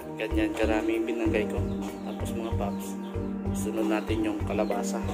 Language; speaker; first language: Filipino; non-native, local second language; Cebuano